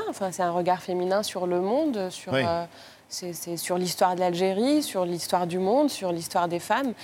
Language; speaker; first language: French; non-native, local second language; Arabic